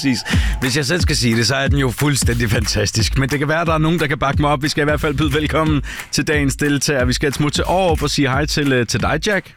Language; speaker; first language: Danish; native; Danish